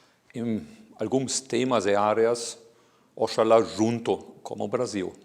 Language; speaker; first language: Portuguese; non-native, fluent; German